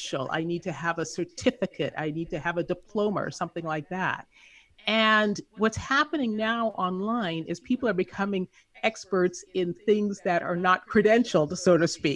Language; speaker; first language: English; native; English